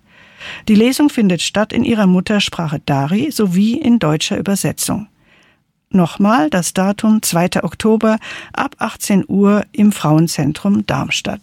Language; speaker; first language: German; native; German